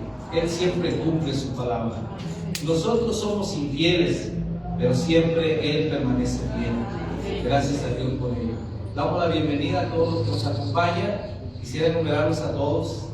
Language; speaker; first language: Spanish; native; Spanish